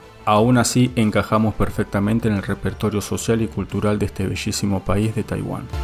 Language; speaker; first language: Spanish; native; Spanish